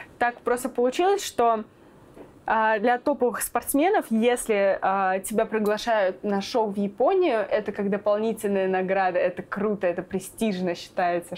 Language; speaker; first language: Russian; native; Russian